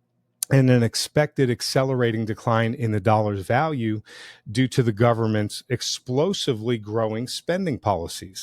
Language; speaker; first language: English; native; English